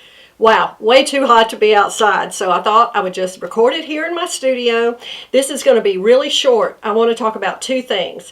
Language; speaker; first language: English; native; English